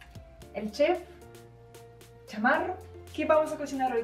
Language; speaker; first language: Spanish; non-native, learner; Russian